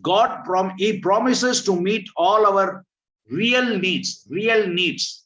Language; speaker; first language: English; non-native, local second language; Telugu